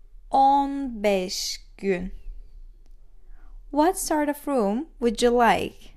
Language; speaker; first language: English; non-native, fluent; Turkish